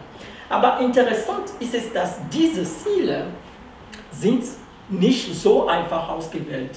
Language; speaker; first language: German; non-native, fluent; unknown